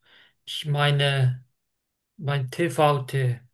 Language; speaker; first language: German; non-native, fluent; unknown